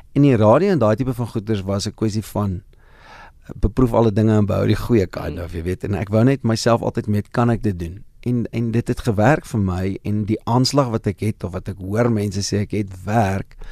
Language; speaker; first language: Afrikaans; native; Afrikaans